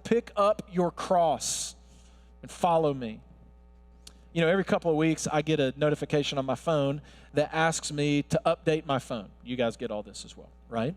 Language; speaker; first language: English; native; English